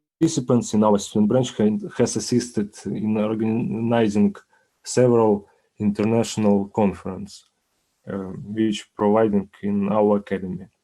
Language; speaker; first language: English; non-native, learner; Ukrainian